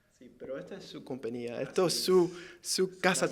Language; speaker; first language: Spanish; early bilingual, heritage; English